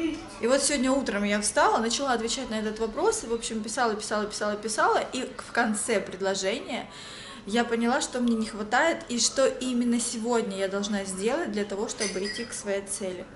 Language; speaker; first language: Russian; native; Russian